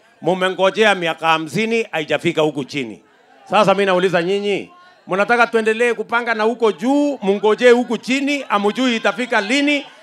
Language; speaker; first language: Swahili; non-native, local second language; Kalenjin